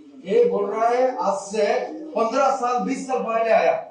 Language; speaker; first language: Hindi; non-native, learner; Bangla